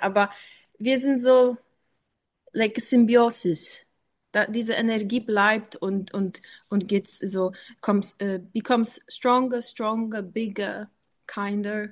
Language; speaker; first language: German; non-native, learner; English